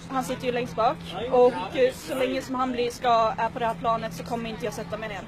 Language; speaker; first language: Swedish; native; Swedish